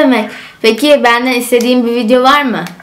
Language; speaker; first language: Turkish; native; Turkish